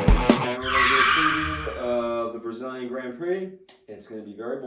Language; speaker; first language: English; native; English